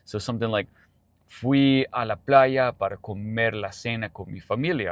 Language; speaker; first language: Spanish; non-native, learner; English